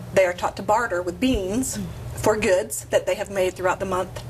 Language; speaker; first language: English; native; English